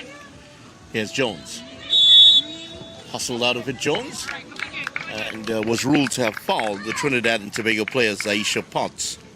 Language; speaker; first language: English; native; English